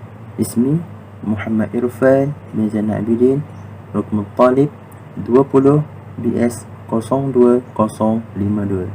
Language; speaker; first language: Arabic; non-native, learner; Malay